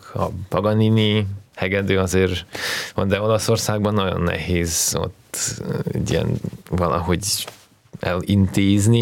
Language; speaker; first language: Hungarian; non-native, fluent; Russian